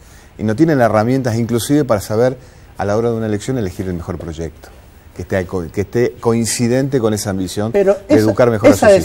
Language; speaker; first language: Spanish; native; Spanish